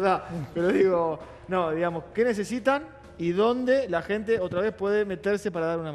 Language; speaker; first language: Spanish; native; Spanish